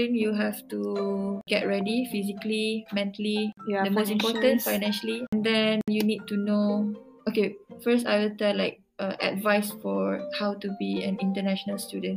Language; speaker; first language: English; non-native, local second language; Malay